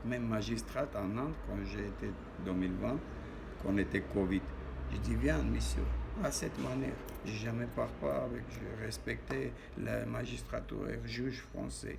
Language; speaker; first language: French; non-native, learner; Armenian